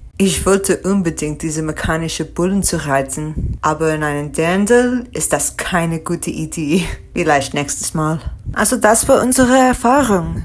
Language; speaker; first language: German; non-native, learner; English